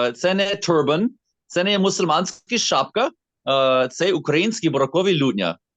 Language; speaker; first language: Ukrainian; early bilingual, heritage; Ukrainian